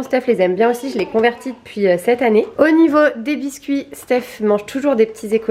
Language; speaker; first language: French; native; French